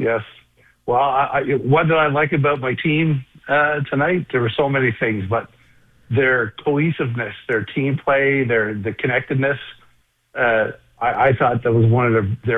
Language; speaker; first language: English; native; English